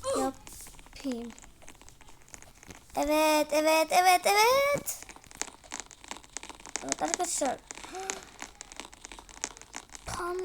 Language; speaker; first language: Turkish; early bilingual, heritage; Turkish